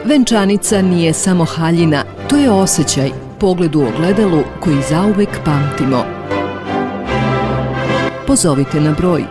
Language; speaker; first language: Serbian; native; Serbian